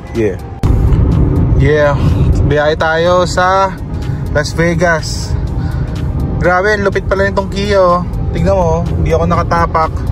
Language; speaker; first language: Filipino; native; Filipino